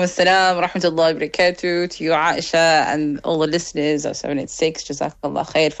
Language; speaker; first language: English; non-native, fluent; Arabic